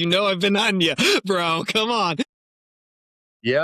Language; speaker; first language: English; native; English